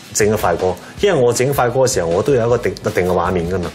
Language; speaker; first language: Cantonese; early bilingual, other home language; Chinese